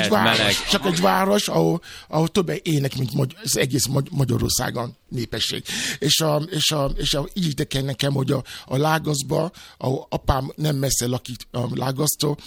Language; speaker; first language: Hungarian; non-native, fluent; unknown